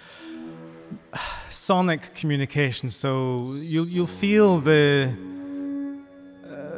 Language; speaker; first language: English; native; English